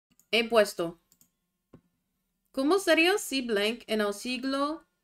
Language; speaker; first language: Spanish; non-native, learner; English